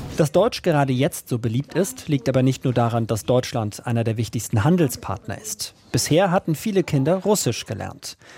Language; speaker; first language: German; native; German